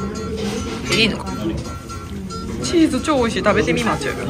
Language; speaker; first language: Japanese; native; Japanese